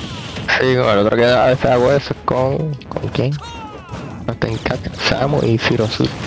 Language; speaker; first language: Spanish; native; Spanish